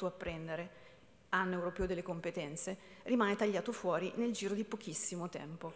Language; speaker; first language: Italian; native; Italian